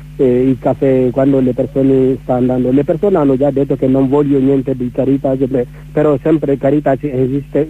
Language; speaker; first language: Italian; non-native, learner; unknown